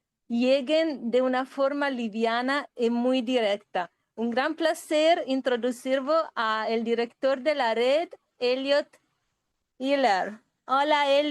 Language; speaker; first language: Spanish; non-native, fluent; Italian